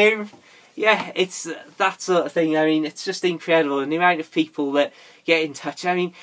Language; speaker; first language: English; native; English